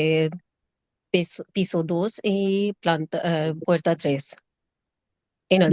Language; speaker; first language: Spanish; non-native, learner; Urdu